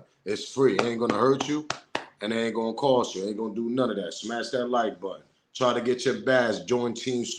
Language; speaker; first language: English; native; English